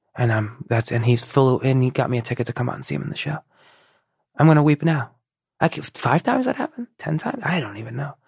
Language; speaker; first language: English; early bilingual, other home language; Persian